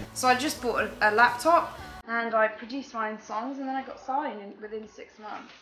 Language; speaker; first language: English; native; English